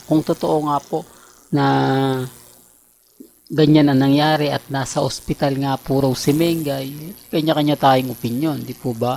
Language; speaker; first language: Filipino; native; Filipino